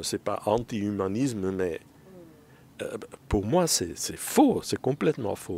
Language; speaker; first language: French; non-native, fluent; Dutch